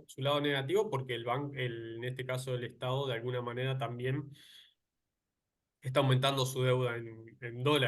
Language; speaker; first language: Spanish; native; Spanish